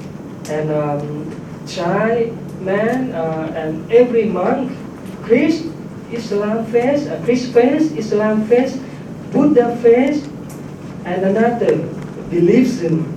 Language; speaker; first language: English; non-native, learner; Thai